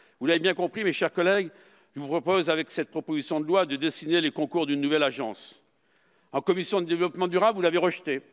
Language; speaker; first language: French; native; French